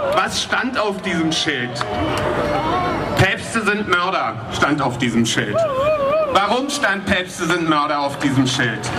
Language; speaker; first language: German; native; German